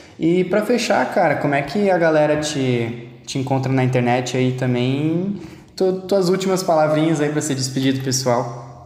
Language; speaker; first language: Portuguese; native; Portuguese